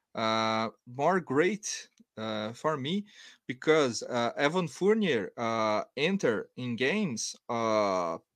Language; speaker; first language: English; non-native, learner; Portuguese